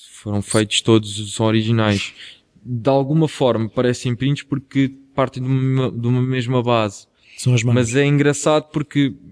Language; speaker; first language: Portuguese; native; Portuguese